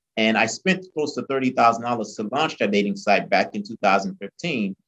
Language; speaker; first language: English; early bilingual, other home language; Haitian Creole